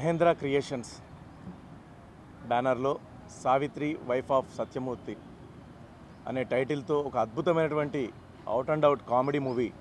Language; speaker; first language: Telugu; native; Telugu